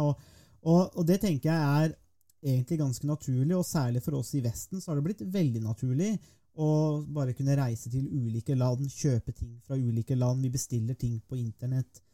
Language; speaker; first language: Norwegian; native; Norwegian